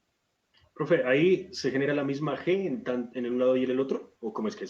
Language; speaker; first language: Spanish; native; Spanish